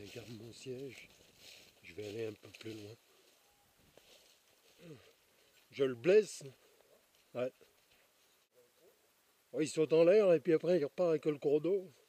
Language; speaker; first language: French; native; French